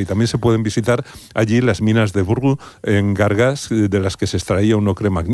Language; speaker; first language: Spanish; native; Spanish